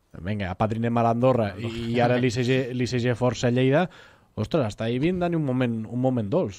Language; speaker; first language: Catalan; native; Catalan